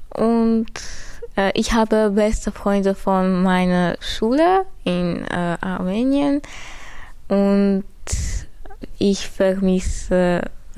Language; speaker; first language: German; non-native, learner; Armenian